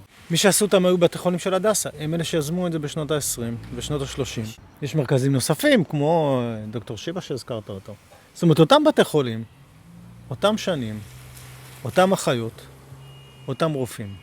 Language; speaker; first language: Hebrew; native; Hebrew